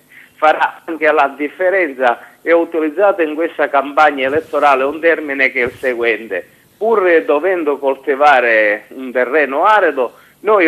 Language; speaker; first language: Italian; native; Italian